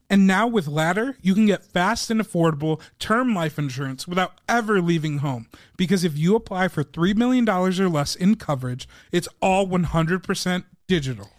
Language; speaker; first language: English; native; English